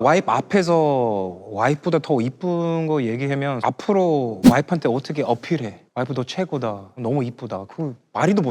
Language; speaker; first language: Korean; non-native, fluent; English